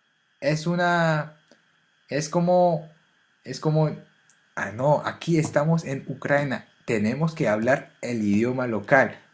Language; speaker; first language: Spanish; non-native, fluent; French